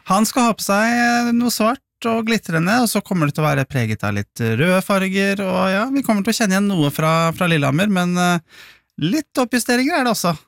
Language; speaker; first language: Norwegian; native; Norwegian